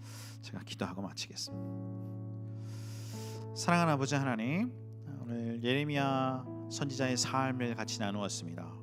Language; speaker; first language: Korean; native; Korean